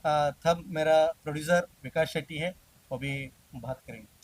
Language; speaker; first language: Hindi; non-native, local second language; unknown